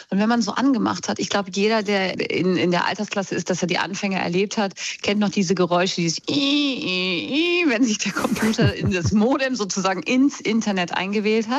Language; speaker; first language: German; native; German